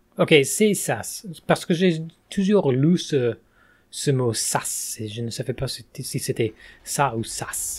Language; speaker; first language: French; non-native, fluent; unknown